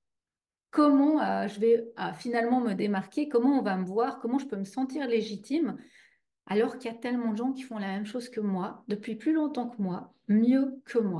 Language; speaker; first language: French; native; French